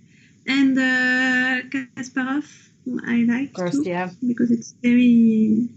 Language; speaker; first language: English; non-native, learner; French